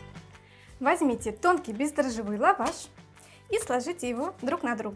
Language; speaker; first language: Russian; native; Russian